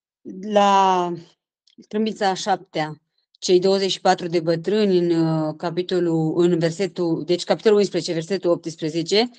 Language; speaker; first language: Romanian; native; Romanian